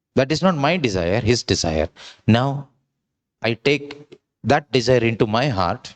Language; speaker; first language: English; non-native, local second language; Kannada